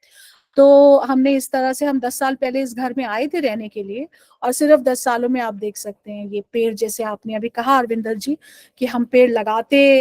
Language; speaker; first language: Hindi; native; Hindi